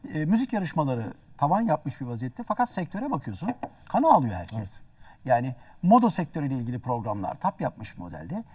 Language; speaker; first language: Turkish; native; Turkish